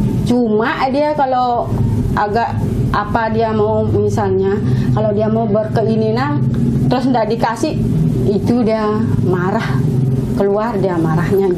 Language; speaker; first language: Indonesian; non-native, local second language; Sasak